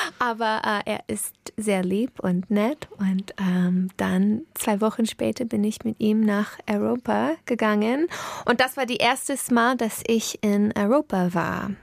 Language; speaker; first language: German; non-native, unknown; English